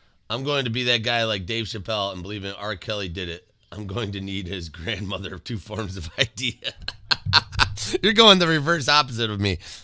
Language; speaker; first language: English; native; English